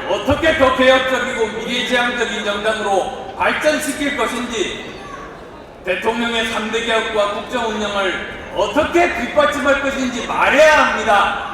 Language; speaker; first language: Korean; native; Korean